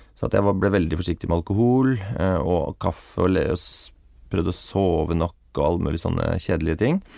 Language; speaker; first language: Norwegian; native; Norwegian